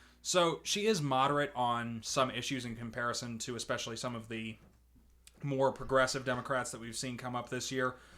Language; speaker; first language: English; native; English